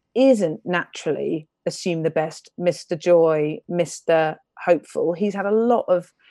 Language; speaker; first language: English; native; English